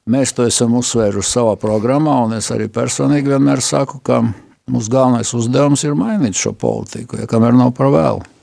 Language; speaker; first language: Latvian; native; Latvian